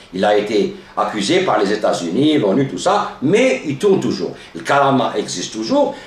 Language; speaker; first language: French; non-native, local second language; Arabic